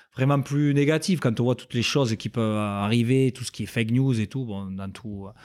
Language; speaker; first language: French; native; French